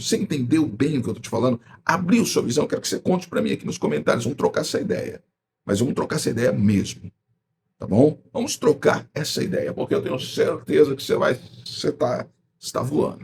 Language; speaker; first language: Portuguese; native; Portuguese